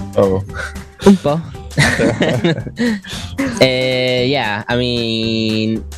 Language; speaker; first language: English; non-native, fluent; Spanish